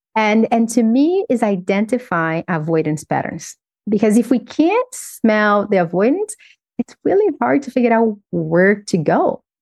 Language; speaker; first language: English; non-native, fluent; Portuguese